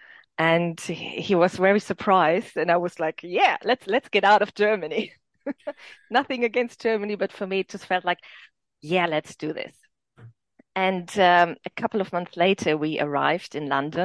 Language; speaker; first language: English; non-native, fluent; German